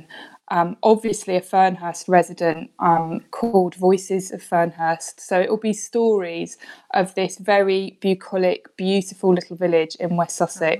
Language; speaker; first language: English; native; English